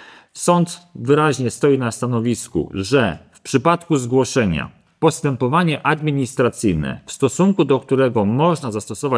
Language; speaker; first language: Polish; native; Polish